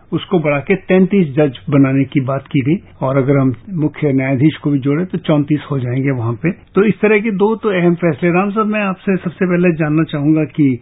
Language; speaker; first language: Hindi; non-native, local second language; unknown